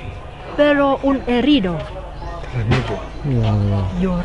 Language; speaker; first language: Spanish; non-native, fluent; Vietnamese